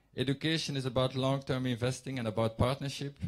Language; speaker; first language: English; non-native, fluent; Dutch